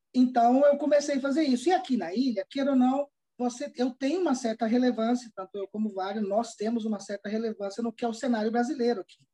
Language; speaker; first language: Portuguese; native; Portuguese